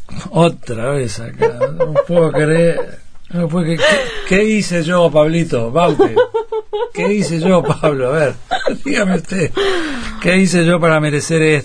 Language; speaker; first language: Spanish; native; Spanish